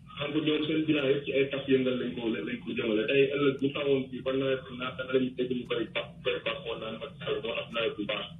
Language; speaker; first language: Wolof; native; Wolof